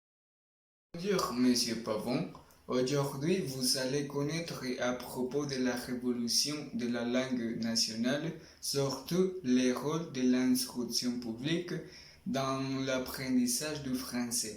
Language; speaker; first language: French; non-native, learner; Spanish